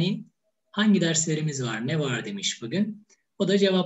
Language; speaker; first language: Turkish; native; Turkish